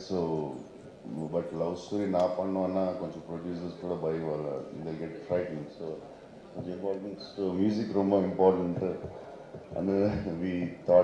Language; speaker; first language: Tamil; non-native, learner; Telugu